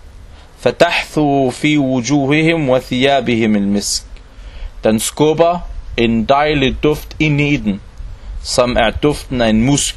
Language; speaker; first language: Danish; non-native, local second language; Arabic